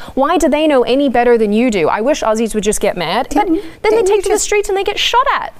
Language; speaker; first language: English; native; English